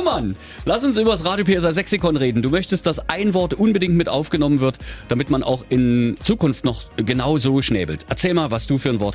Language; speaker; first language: German; native; German